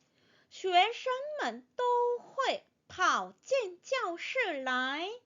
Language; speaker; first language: Chinese; non-native, fluent; Korean